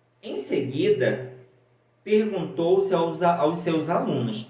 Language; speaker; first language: Portuguese; native; Portuguese